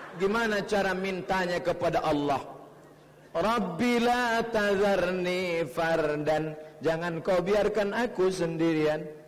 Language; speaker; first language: Indonesian; native; Indonesian